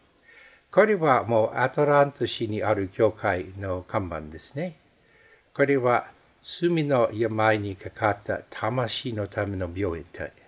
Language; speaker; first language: Japanese; non-native, fluent; English